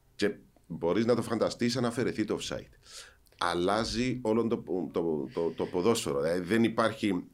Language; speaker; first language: Greek; native; Greek